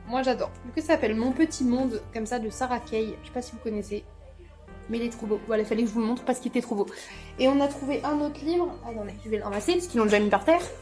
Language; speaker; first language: French; native; French